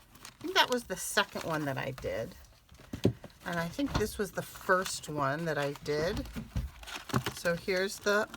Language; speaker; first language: English; native; English